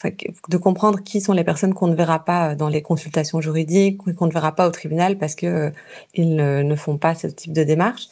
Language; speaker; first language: French; native; French